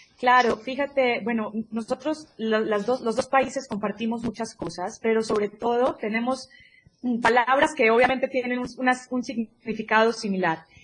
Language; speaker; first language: Spanish; native; Spanish